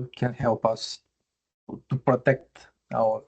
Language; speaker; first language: English; non-native, fluent; Bulgarian